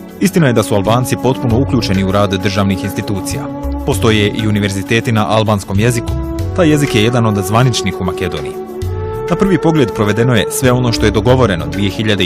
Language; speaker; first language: Bosnian; native; Bosnian